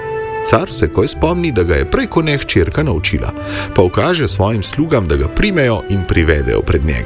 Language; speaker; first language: Slovenian; native; Slovenian